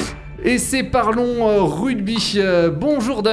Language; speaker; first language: French; native; French